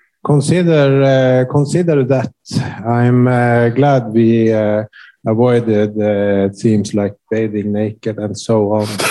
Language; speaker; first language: English; non-native, fluent; Norwegian